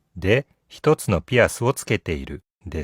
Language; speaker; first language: Japanese; native; Japanese